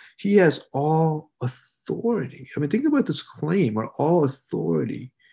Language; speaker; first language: English; early bilingual, other home language; Korean